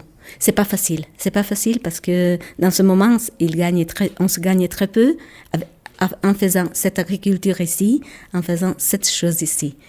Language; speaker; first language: French; non-native, local second language; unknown